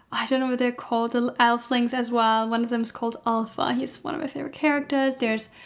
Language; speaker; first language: English; non-native, fluent; German